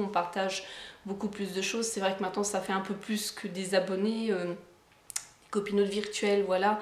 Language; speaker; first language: French; native; French